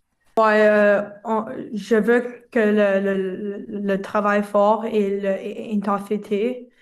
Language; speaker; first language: French; non-native, learner; English